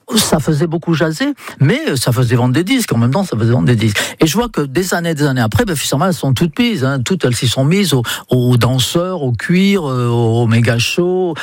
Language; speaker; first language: French; non-native, fluent; English